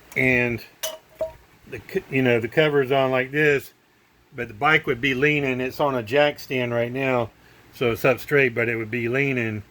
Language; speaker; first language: English; native; English